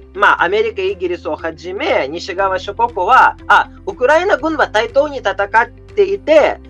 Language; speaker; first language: Japanese; non-native, fluent; Russian